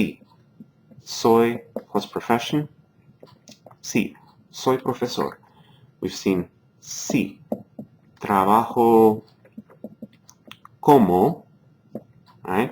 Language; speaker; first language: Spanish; non-native, fluent; English